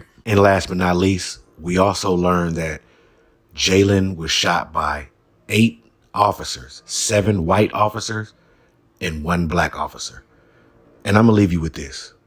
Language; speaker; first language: English; native; English